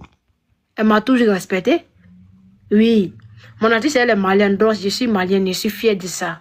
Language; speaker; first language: French; non-native, local second language; Dyula